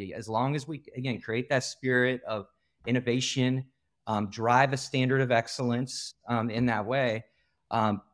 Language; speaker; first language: English; native; English